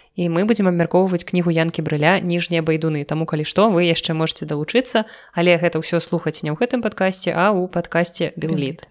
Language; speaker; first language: Belarusian; non-native, local second language; Russian